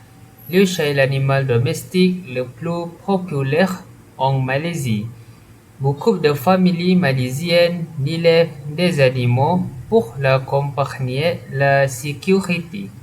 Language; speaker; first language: French; non-native, learner; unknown